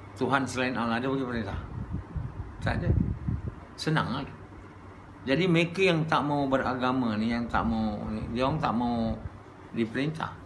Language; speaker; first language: Malay; native; Malay